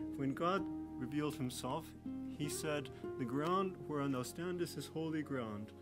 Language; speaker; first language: English; native; English